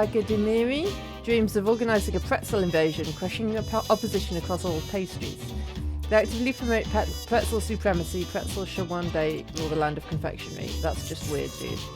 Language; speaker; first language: English; native; English